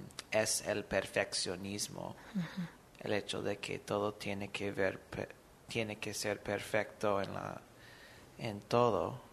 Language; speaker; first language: Spanish; non-native, fluent; English